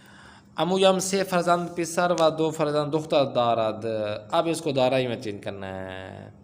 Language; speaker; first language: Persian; non-native, fluent; Urdu